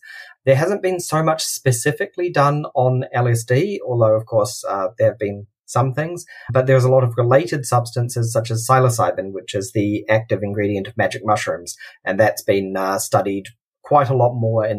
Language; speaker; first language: English; native; English